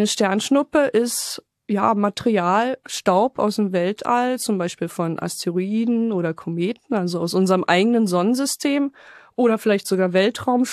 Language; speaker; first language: German; native; German